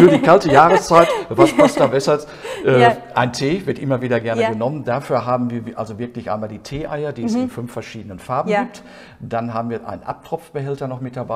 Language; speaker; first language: German; native; German